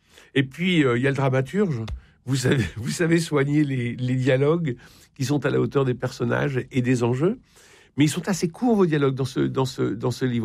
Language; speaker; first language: French; native; French